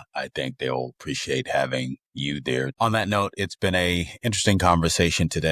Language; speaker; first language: English; native; English